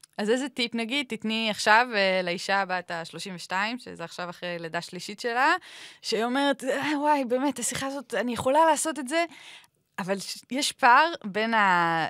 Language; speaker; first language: Hebrew; native; Hebrew